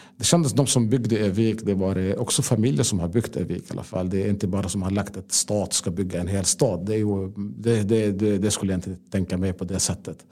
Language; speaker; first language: Swedish; non-native, fluent; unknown